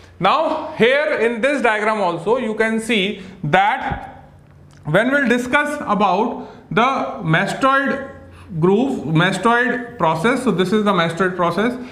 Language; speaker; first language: English; non-native, local second language; Hindi